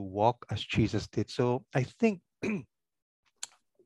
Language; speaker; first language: English; non-native, local second language; Pangasinan